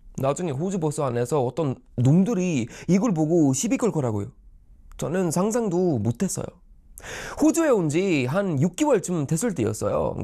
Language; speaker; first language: Korean; non-native, fluent; Swedish